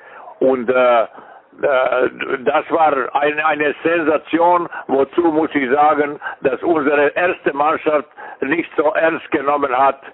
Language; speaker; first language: German; non-native, fluent; Serbian